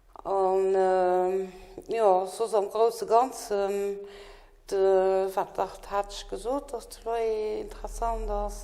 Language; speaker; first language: German; non-native, local second language; Luxembourgish